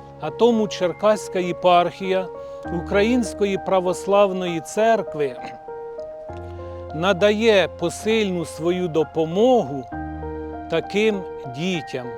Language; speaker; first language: Ukrainian; native; Ukrainian